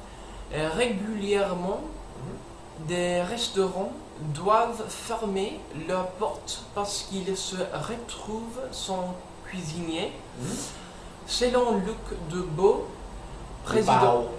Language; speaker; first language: French; non-native, learner; English